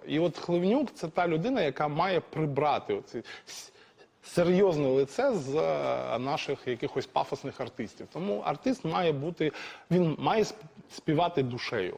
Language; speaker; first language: Ukrainian; non-native, local second language; Russian